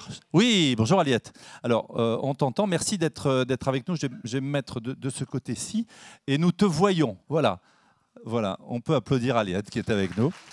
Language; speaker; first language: French; native; French